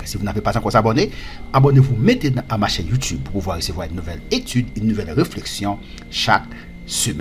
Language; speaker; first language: French; non-native, local second language; Haitian Creole